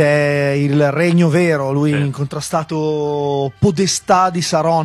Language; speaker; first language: Italian; native; Italian